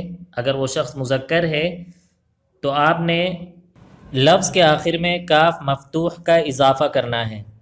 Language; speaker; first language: Urdu; native; Urdu